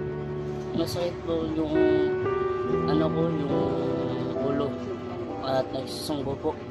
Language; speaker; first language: Filipino; non-native, local second language; Bikol